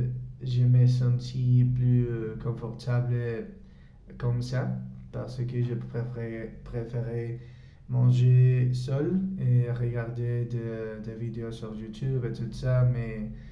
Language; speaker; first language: French; non-native, learner; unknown